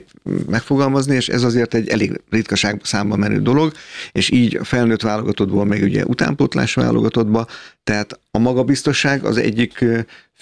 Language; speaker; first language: Hungarian; native; Hungarian